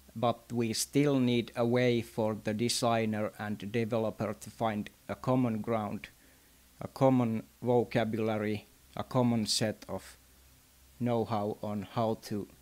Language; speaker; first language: English; non-native, fluent; Finnish